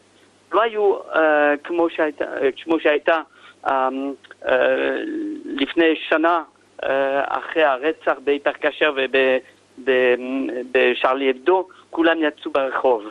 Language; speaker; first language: Hebrew; non-native, fluent; French